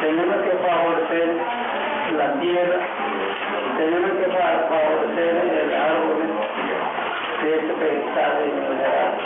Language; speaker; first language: Spanish; non-native, local second language; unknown